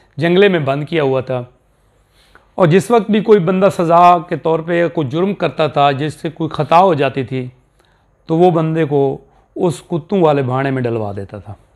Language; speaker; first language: Urdu; non-native, local second language; Saraiki